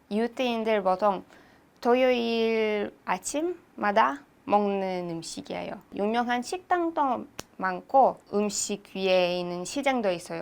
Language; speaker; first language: Korean; non-native, learner; Hebrew